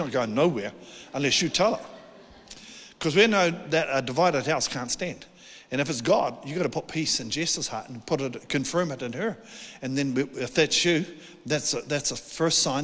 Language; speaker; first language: English; native; English